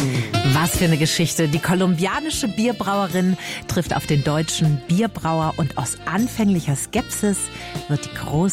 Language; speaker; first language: German; native; German